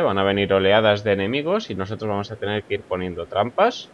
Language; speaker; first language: Spanish; native; Spanish